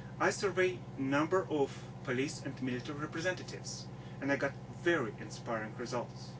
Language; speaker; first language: English; non-native, fluent; Russian